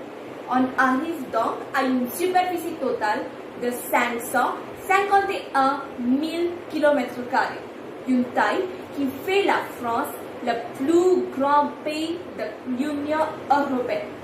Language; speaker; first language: French; non-native, learner; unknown